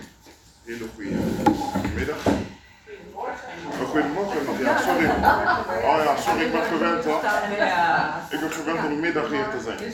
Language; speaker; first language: Dutch; non-native, local second language; Lingala